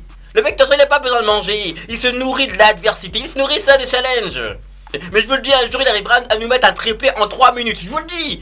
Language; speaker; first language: French; native; French